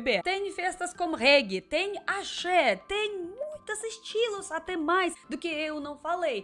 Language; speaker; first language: Portuguese; non-native, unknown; Russian